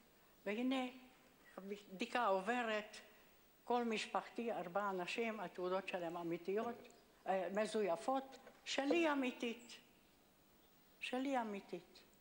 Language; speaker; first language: Hebrew; non-native, fluent; Hungarian